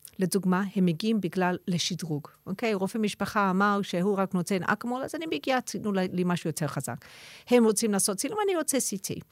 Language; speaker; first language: Hebrew; non-native, fluent; English